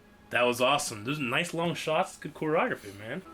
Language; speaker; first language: English; native; English